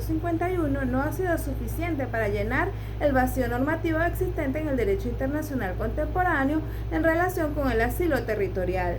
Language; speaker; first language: Spanish; native; Spanish